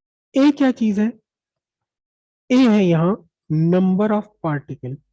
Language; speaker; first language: Hindi; native; Hindi